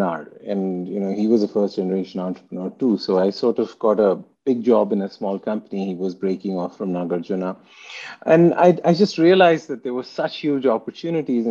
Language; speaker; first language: English; non-native, local second language; Hindi